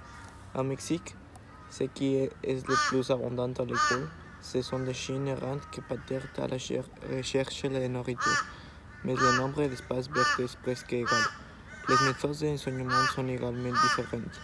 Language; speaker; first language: French; non-native, learner; Spanish